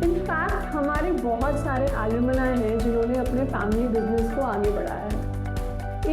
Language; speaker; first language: Hindi; native; Hindi